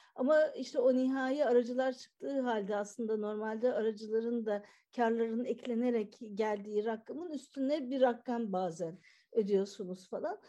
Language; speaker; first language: Turkish; native; Turkish